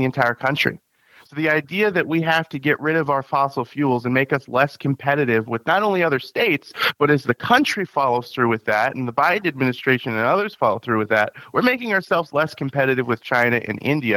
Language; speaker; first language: English; native; English